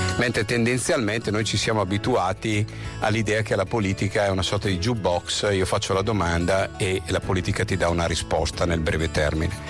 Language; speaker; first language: Italian; native; Italian